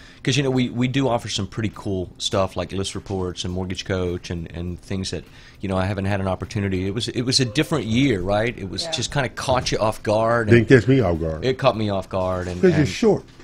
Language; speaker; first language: English; native; English